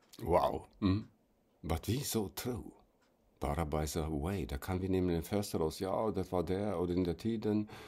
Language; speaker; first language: Swedish; non-native, fluent; German